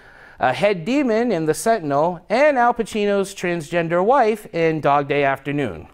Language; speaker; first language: English; native; English